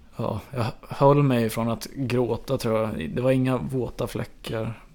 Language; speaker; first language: Swedish; native; Swedish